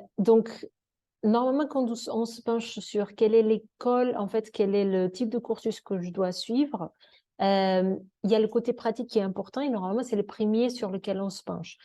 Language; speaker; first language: French; non-native, fluent; Portuguese